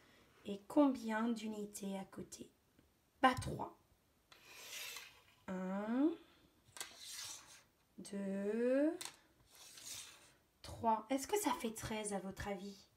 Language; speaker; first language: French; native; French